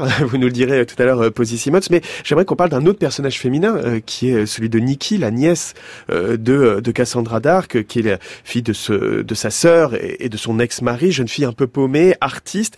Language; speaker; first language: French; native; French